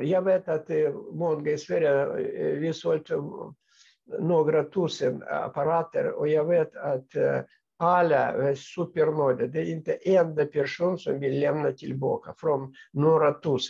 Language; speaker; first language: Swedish; non-native, fluent; Russian